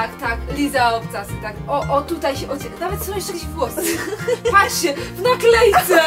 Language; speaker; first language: Polish; native; Polish